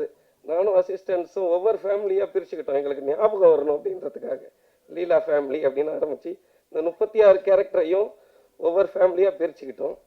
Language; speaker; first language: Tamil; native; Tamil